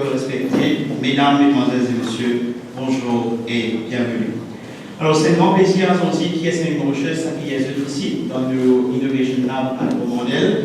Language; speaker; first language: French; non-native, local second language; Morisyen